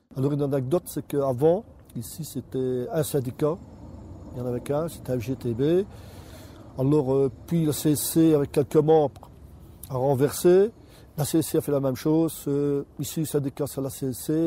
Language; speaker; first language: French; native; French